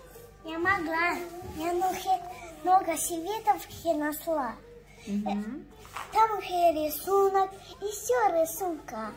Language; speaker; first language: Russian; early bilingual, other home language; Tajik